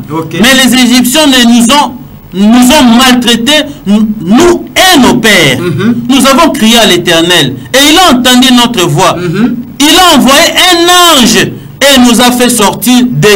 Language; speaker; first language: French; non-native, local second language; Lingala